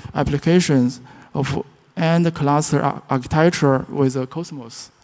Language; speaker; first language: English; non-native, learner; Chinese